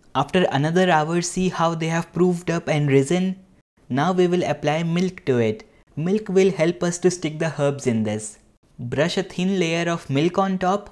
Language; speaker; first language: English; non-native, local second language; Hindi